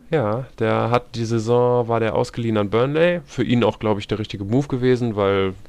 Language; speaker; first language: German; native; German